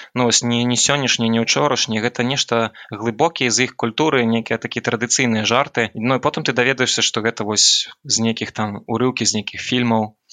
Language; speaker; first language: Belarusian; non-native, local second language; Russian